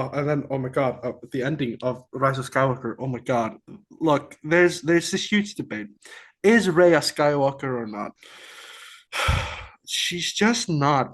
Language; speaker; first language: English; non-native, fluent; Icelandic